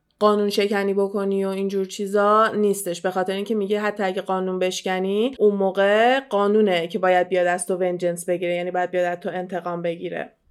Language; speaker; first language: Persian; early bilingual, heritage; Persian